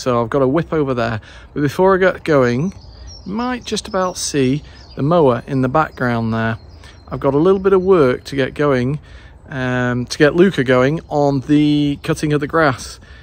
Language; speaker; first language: English; native; English